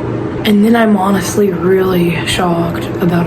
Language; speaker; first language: English; native; English